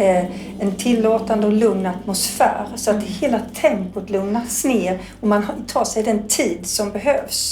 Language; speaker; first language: Swedish; native; Swedish